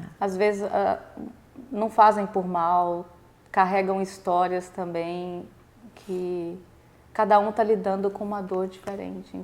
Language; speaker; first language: Portuguese; native; Portuguese